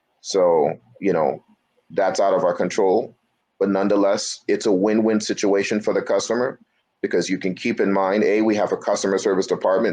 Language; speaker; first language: English; native; English